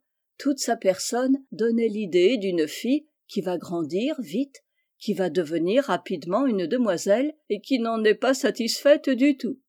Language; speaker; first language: French; native; French